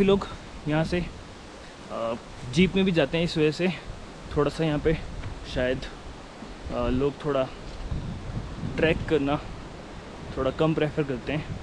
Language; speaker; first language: Hindi; native; Hindi